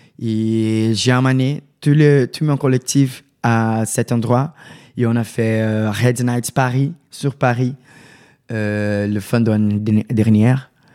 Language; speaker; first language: French; non-native, learner; Portuguese